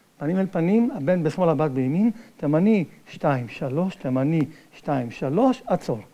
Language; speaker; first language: Hebrew; native; Hebrew